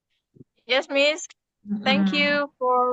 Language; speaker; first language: English; non-native, learner; Indonesian